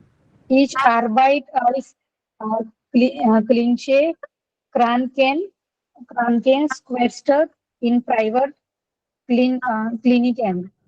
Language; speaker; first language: German; non-native, learner; Gujarati